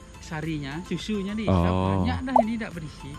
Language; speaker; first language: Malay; non-native, local second language; Balinese